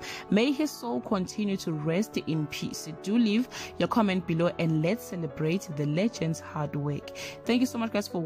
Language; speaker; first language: English; non-native, local second language; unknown